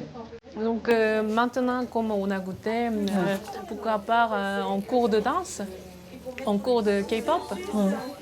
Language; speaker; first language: French; non-native, fluent; Korean